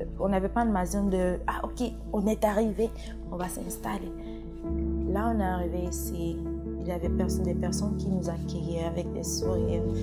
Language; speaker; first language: French; non-native, fluent; Swahili